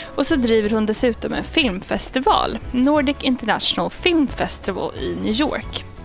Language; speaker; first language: Swedish; native; Swedish